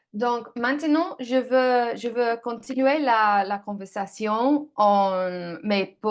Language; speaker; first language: French; non-native, learner; English